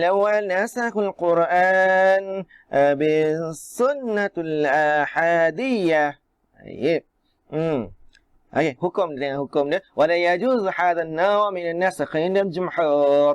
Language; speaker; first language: Arabic; non-native, fluent; Malay